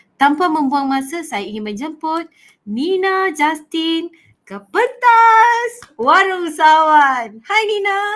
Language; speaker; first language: Malay; native; Malay